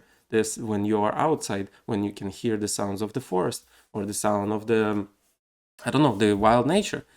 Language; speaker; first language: English; non-native, fluent; Russian